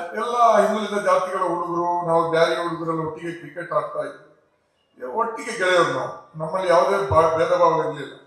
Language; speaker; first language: Kannada; non-native, local second language; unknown